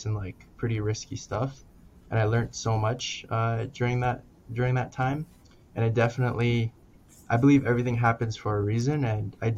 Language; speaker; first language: English; native; English